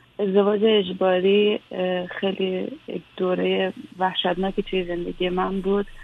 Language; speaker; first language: Persian; native; Persian